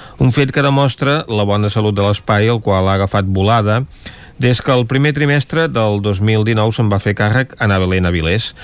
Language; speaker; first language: Catalan; native; Catalan